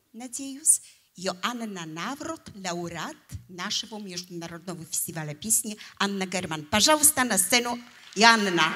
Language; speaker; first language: Russian; non-native, fluent; Polish